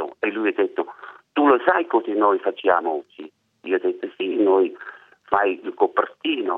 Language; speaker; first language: Italian; non-native, learner; German